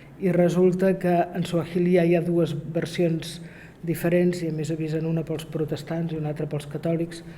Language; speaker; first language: Catalan; native; Catalan